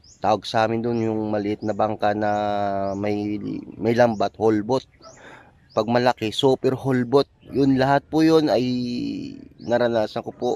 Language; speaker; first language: Filipino; non-native, local second language; Hiligaynon